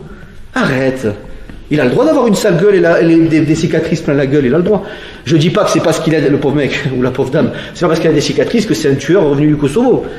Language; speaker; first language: French; native; French